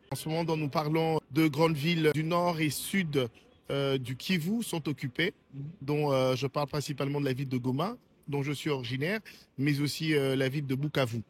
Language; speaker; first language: French; non-native, local second language; Lingala